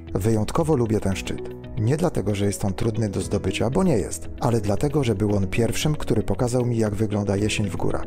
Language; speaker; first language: Polish; native; Polish